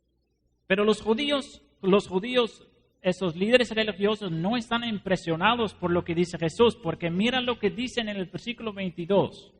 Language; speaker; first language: Spanish; non-native, fluent; Dutch